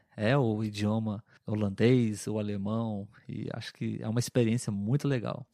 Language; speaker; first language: Portuguese; native; Portuguese